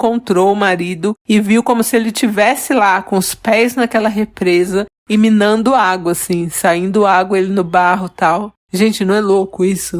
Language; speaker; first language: Portuguese; native; Portuguese